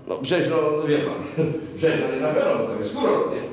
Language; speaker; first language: Polish; native; Polish